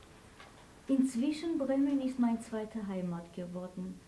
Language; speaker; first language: German; non-native, fluent; Armenian